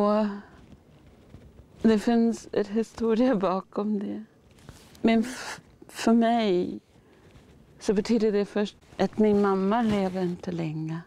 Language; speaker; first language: Swedish; non-native, fluent; Māori